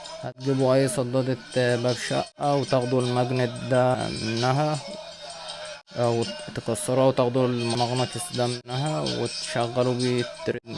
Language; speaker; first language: Arabic; native; Arabic